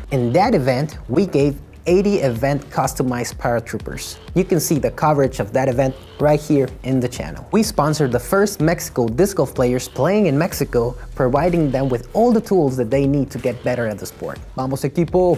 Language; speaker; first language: English; non-native, fluent; Spanish